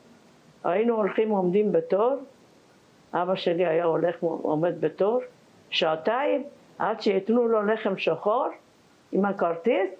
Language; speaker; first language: Hebrew; non-native, fluent; Persian